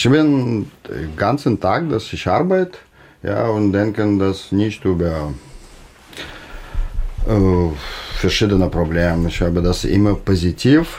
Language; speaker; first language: German; non-native, learner; Russian